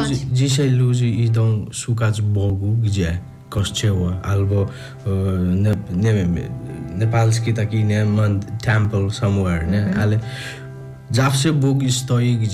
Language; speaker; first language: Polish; non-native, learner; Nepali